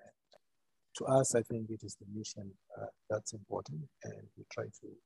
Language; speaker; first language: English; non-native, local second language; Shona